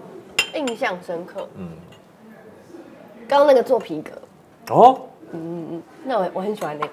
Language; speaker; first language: Chinese; native; Chinese